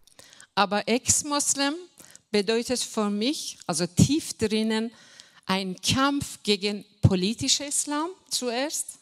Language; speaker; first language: German; non-native, learner; Persian